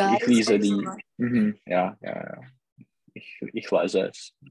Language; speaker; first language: German; non-native, learner; Czech